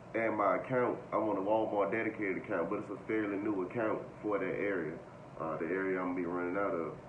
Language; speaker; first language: English; native; English